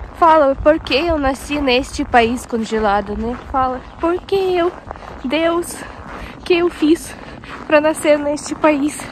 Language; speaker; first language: Portuguese; non-native, fluent; Russian